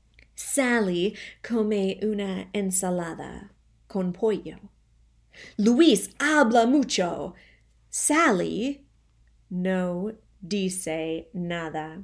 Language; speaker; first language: Spanish; non-native, fluent; English